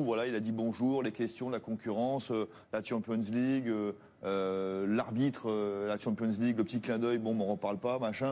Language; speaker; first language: French; native; French